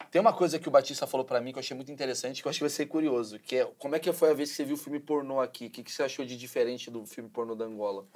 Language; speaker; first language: Portuguese; native; Portuguese